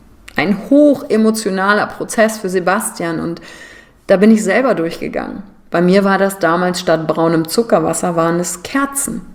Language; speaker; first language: German; native; German